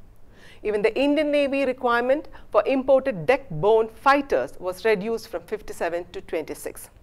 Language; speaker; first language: English; non-native, local second language; Malayalam